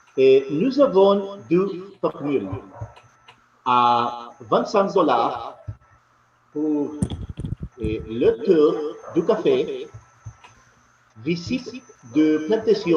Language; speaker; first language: French; non-native, learner; Spanish